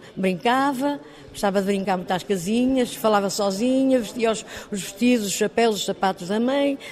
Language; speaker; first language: Portuguese; native; Portuguese